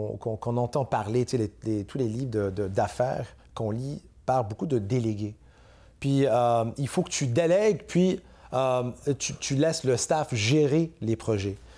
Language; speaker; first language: French; native; French